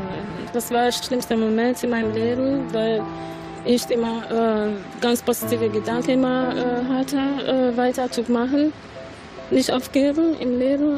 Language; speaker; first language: German; non-native, fluent; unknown